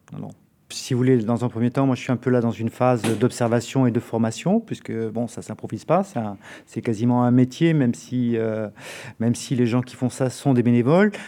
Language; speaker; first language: French; native; French